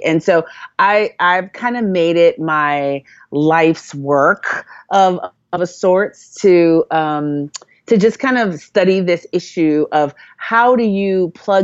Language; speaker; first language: English; native; English